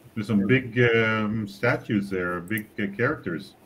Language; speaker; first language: English; native; English